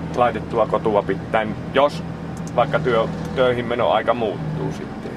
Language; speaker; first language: Finnish; native; Finnish